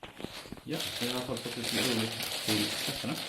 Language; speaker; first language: Swedish; native; Swedish